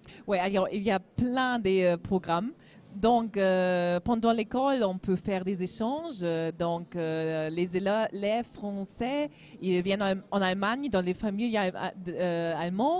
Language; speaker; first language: French; non-native, learner; German